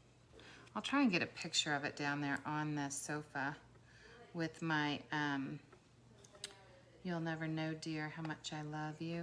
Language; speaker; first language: English; native; English